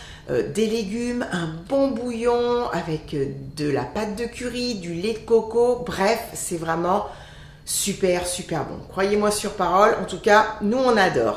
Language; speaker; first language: French; native; French